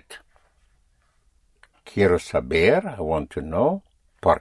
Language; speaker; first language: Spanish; non-native, fluent; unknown